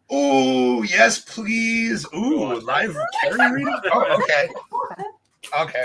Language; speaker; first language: English; native; English